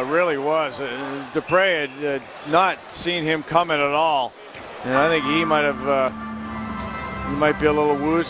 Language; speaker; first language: English; native; English